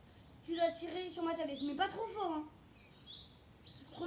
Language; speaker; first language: French; native; French